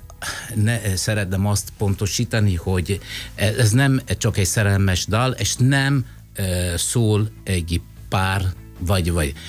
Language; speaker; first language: Hungarian; non-native, fluent; Italian